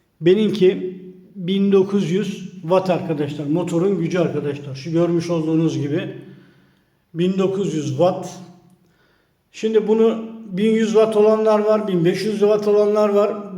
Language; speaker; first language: Turkish; native; Turkish